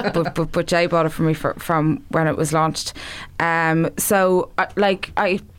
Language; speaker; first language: English; native; English